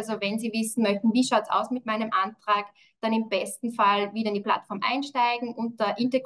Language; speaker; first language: German; native; German